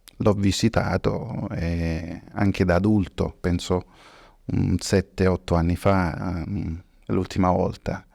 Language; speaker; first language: Italian; early bilingual, other home language; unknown